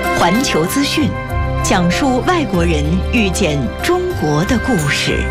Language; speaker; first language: Chinese; native; Chinese